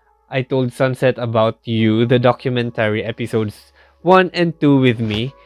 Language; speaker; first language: English; non-native, local second language; Filipino